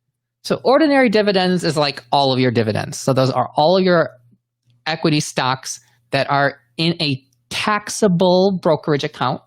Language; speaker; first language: English; native; English